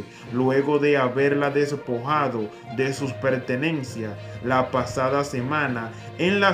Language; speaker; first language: Spanish; native; Spanish